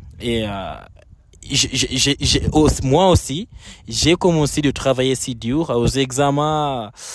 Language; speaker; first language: French; non-native, fluent; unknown